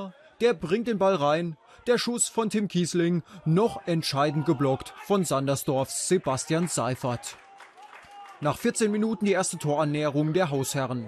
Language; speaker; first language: German; native; German